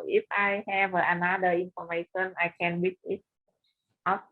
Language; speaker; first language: English; non-native, learner; Vietnamese